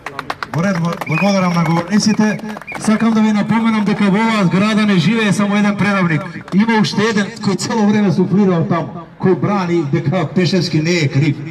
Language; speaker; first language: Macedonian; native; Macedonian